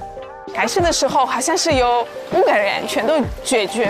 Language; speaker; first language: Chinese; non-native, fluent; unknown